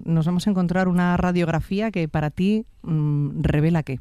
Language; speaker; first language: Spanish; native; Spanish